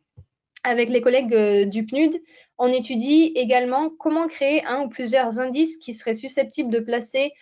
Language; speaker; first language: French; native; French